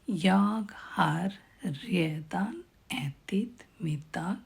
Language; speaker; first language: Swedish; non-native, fluent; Urdu